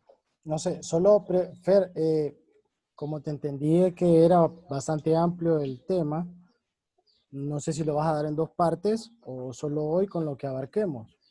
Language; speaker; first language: Spanish; native; Spanish